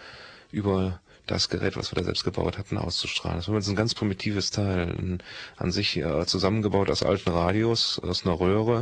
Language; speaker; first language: German; native; German